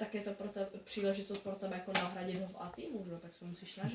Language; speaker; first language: Czech; native; Czech